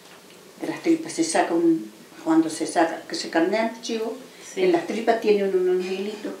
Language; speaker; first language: Spanish; native; Spanish